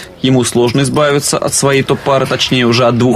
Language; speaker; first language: Russian; native; Russian